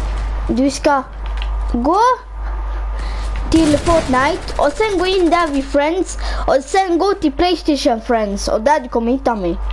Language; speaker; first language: Swedish; early bilingual, other home language; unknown